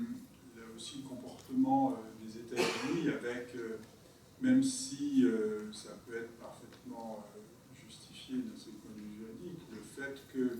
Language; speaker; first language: French; native; French